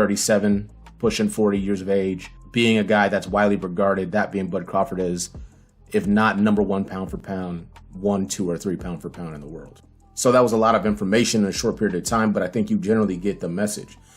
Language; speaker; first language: English; native; English